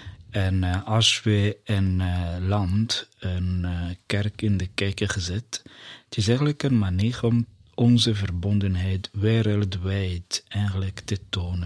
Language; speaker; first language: Dutch; non-native, fluent; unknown